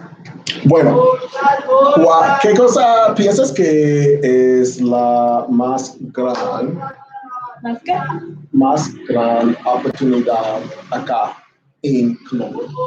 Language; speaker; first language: Spanish; non-native, learner; English